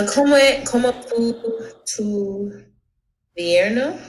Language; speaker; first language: Spanish; non-native, learner; English